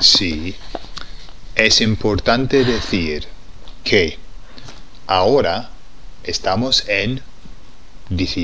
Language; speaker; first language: Spanish; non-native, fluent; English